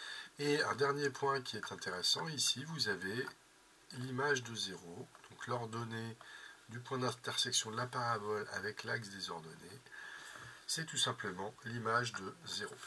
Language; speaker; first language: French; native; French